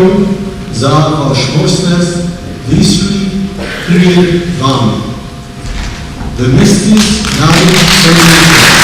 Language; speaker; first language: Russian; non-native, learner; English